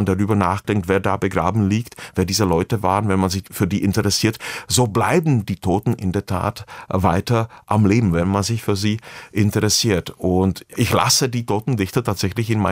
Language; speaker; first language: German; non-native, fluent; Czech